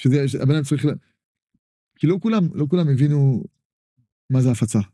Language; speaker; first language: Hebrew; non-native, fluent; French